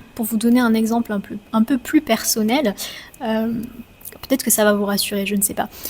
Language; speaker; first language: French; native; French